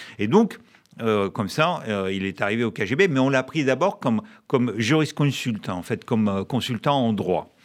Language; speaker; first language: French; non-native, fluent; Russian